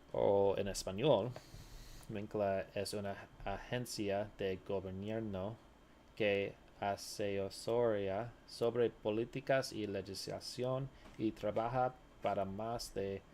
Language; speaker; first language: Spanish; non-native, learner; English